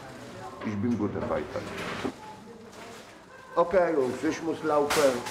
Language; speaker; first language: German; non-native, learner; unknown